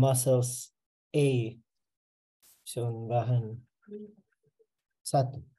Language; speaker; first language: Finnish; non-native, learner; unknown